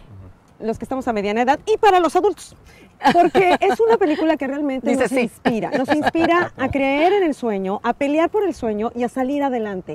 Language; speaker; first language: Spanish; native; Spanish